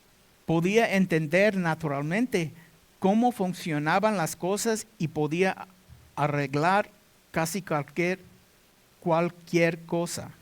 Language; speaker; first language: Spanish; non-native, learner; English